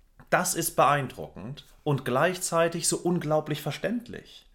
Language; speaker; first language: German; native; German